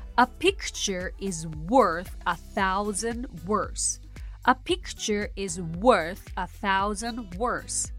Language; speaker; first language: English; non-native, fluent; Japanese